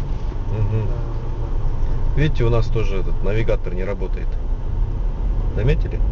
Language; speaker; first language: Russian; non-native, local second language; Kyrgyz